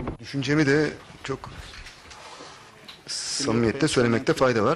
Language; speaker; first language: Turkish; native; Turkish